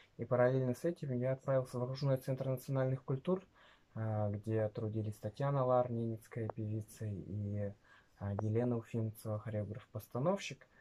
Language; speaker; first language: Russian; non-native, local second language; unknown